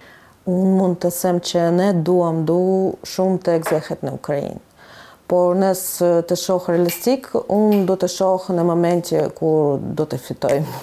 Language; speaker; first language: Albanian; non-native, learner; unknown